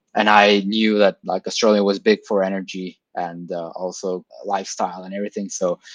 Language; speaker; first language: English; non-native, fluent; Spanish